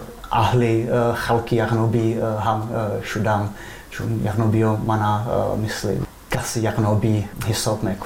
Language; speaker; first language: Persian; non-native, fluent; Czech